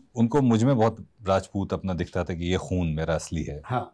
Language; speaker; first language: Hindi; native; Hindi